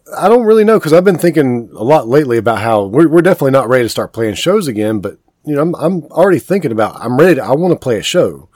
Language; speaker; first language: English; native; English